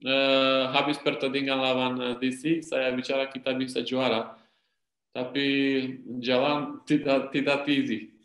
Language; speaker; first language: Indonesian; non-native, learner; Serbian